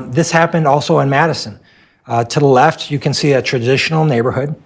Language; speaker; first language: English; native; English